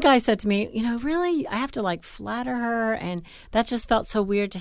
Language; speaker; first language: English; native; English